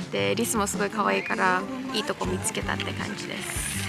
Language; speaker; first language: Japanese; early bilingual, other home language; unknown